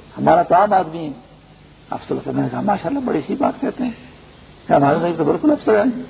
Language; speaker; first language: Urdu; non-native, local second language; Pashto